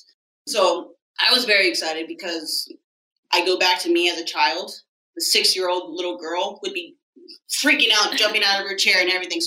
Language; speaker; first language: English; native; English